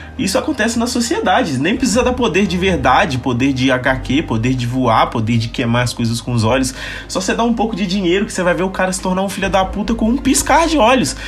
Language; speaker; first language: Portuguese; native; Portuguese